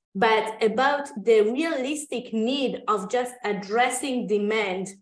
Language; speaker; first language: English; non-native, fluent; Hebrew